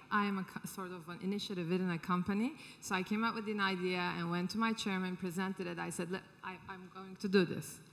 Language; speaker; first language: English; non-native, fluent; Turkish